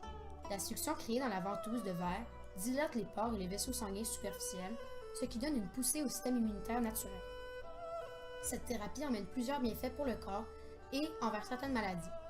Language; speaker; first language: French; native; French